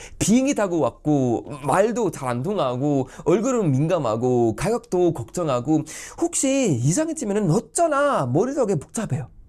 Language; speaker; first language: Korean; non-native, fluent; Swedish